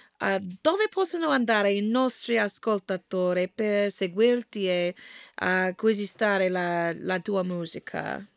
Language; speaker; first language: Italian; non-native, learner; English